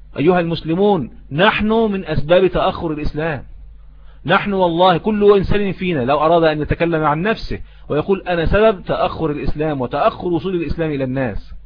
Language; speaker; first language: Arabic; native; Arabic